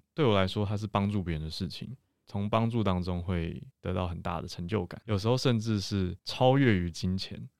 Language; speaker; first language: Chinese; native; Chinese